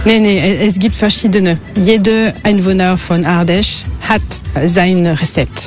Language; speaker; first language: German; non-native, learner; French